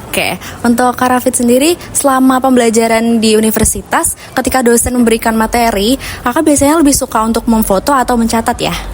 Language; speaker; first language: Indonesian; native; Indonesian